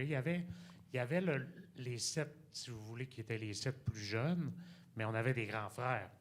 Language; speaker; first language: French; native; French